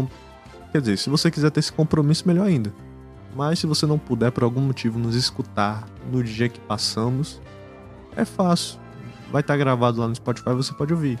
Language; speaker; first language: Portuguese; native; Portuguese